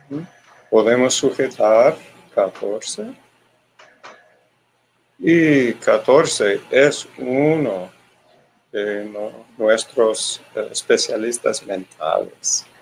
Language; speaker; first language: Spanish; non-native, learner; English